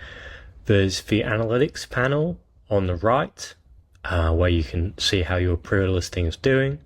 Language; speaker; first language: English; native; English